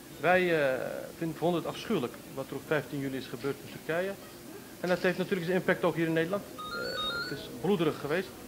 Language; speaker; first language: Dutch; early bilingual, other home language; Turkish